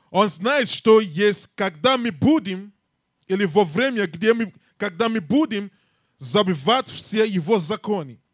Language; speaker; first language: Russian; non-native, learner; English